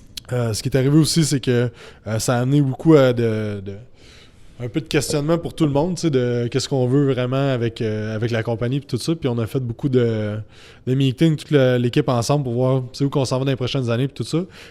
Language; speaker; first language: French; native; French